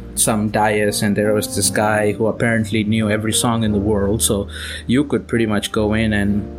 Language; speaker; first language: English; non-native, local second language; Tamil